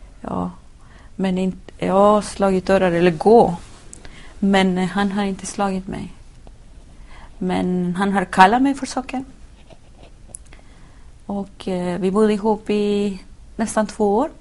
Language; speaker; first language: Swedish; non-native, fluent; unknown